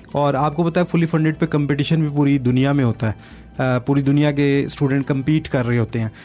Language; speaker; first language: Urdu; non-native, local second language; Punjabi